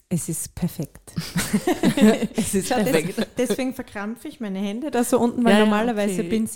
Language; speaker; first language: German; native; German